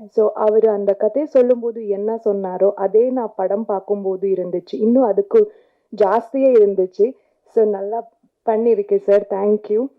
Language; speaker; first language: Tamil; non-native, learner; Kannada